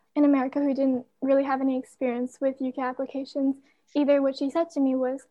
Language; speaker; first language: English; non-native, fluent; Chinese